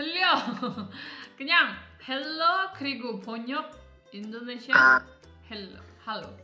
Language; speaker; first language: Korean; non-native, learner; Indonesian